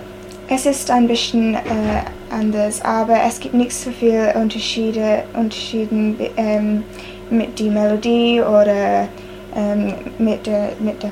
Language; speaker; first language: German; non-native, learner; English